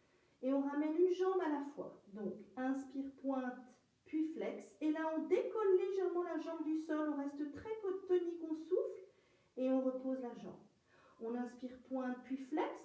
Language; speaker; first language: French; native; French